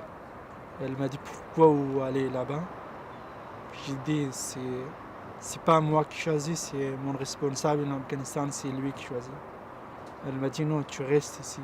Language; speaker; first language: French; non-native, learner; Pashto